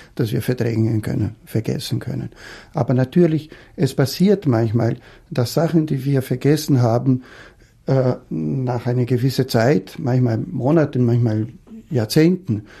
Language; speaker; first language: German; non-native, fluent; Portuguese